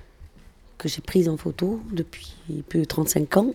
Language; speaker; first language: French; non-native, fluent; Spanish